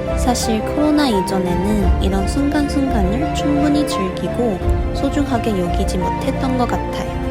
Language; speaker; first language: Korean; non-native, fluent; Chinese